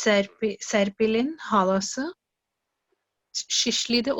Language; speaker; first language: Turkish; non-native, learner; Urdu